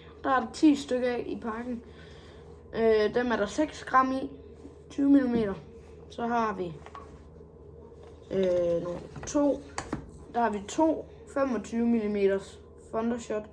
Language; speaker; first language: Danish; native; Danish